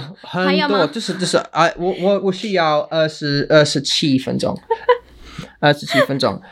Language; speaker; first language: Chinese; non-native, learner; English